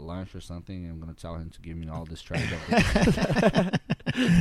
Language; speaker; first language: English; non-native, learner; Portuguese